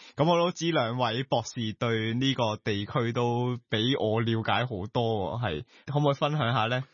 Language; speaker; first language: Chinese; non-native, local second language; Cantonese